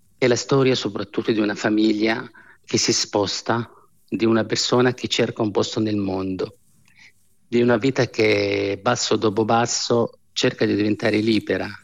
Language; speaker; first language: Italian; non-native, fluent; Arabic